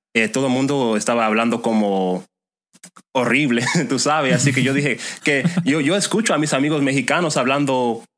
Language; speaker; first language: Spanish; non-native, fluent; English